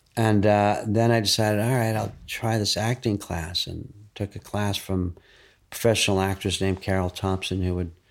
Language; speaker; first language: English; native; English